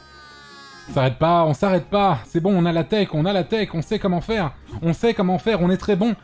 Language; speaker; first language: French; native; French